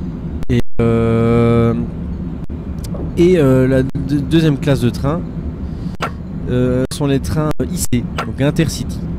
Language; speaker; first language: French; native; French